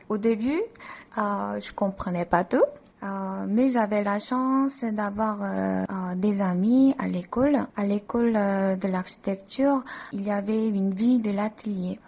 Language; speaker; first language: French; non-native, fluent; Korean